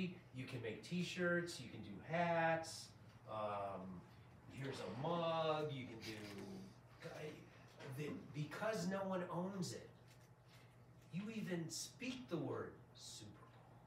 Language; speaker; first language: English; native; English